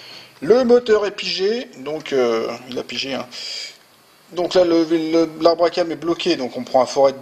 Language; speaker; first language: French; native; French